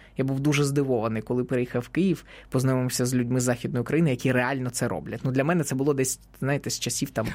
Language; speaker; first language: Ukrainian; non-native, local second language; Russian